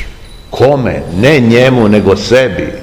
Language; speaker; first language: Serbian; native; Serbian